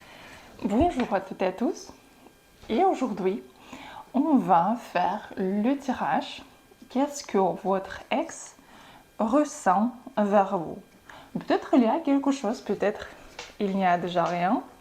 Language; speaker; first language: French; non-native, fluent; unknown